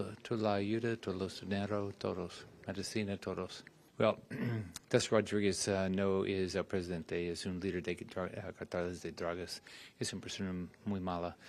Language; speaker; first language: Spanish; non-native, learner; English